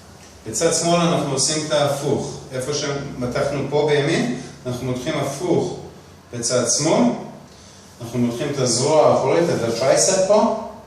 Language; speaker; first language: Hebrew; native; Hebrew